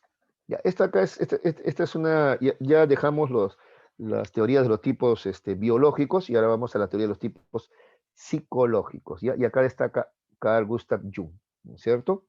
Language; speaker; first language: Spanish; native; Spanish